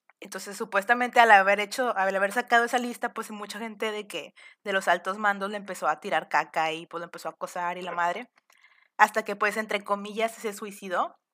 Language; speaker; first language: Spanish; native; Spanish